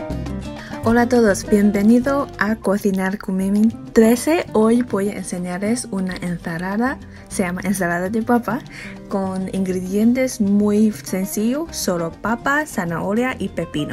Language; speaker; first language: Spanish; non-native, fluent; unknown